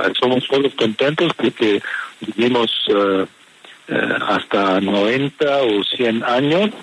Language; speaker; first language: Spanish; non-native, fluent; Italian